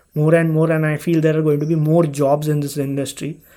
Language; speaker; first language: English; non-native, local second language; Hindi